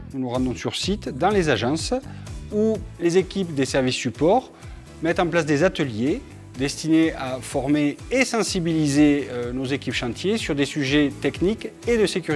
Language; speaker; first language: French; native; French